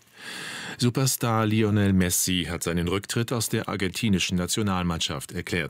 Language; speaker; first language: German; native; German